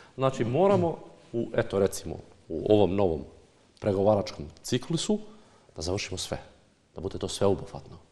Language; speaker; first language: Bosnian; non-native, local second language; Albanian